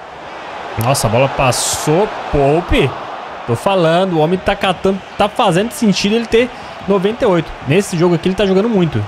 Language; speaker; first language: Portuguese; native; Portuguese